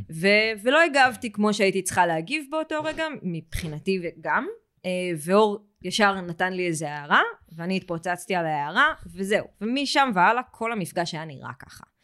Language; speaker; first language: Hebrew; native; Hebrew